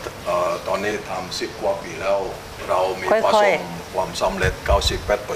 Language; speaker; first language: Thai; non-native, fluent; Indonesian